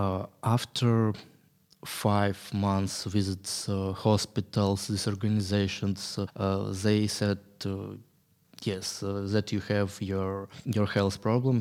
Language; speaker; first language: English; non-native, learner; Ukrainian